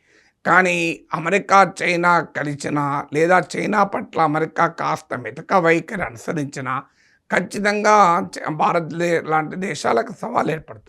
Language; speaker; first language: Telugu; native; Telugu